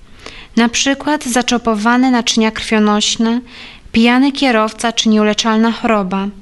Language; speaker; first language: Polish; native; Polish